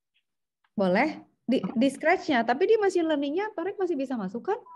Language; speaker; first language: Indonesian; native; Indonesian